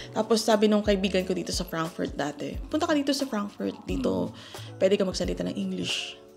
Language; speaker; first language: Filipino; native; Filipino